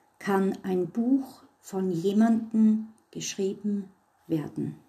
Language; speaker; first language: German; non-native, fluent; English